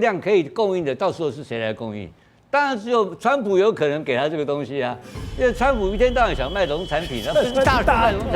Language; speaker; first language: Chinese; native; Chinese